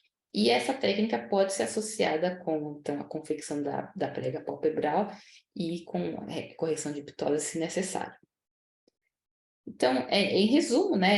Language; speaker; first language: Portuguese; native; Portuguese